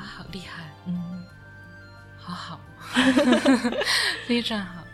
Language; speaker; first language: Chinese; non-native, learner; Japanese